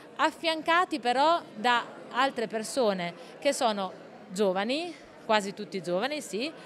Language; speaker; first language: Italian; native; Italian